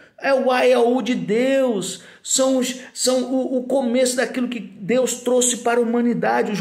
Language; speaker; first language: Portuguese; native; Portuguese